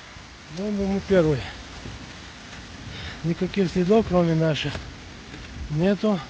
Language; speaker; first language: Russian; non-native, local second language; Chechen